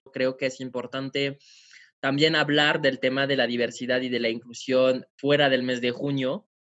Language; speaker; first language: Spanish; non-native, fluent; French